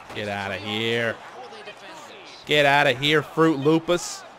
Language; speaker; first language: English; native; English